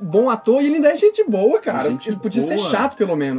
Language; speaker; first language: Portuguese; native; Portuguese